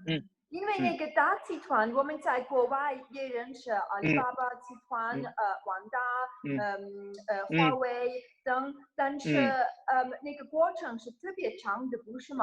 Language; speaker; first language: Chinese; non-native, fluent; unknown